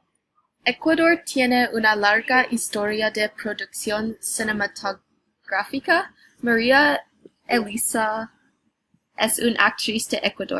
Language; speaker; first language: Spanish; non-native, learner; English